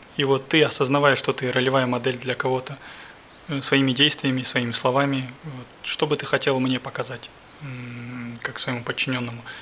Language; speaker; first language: Russian; native; Russian